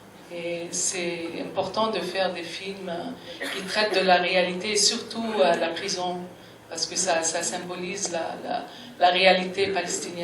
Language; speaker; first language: French; non-native, fluent; Arabic